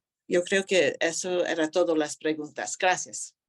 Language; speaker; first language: Spanish; non-native, fluent; English